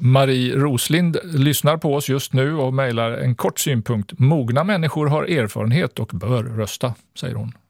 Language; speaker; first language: Swedish; native; Swedish